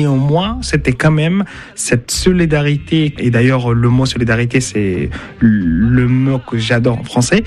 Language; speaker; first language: French; non-native, fluent; Arabic